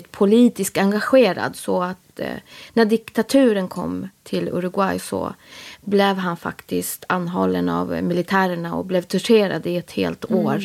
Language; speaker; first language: Swedish; early bilingual, other home language; Spanish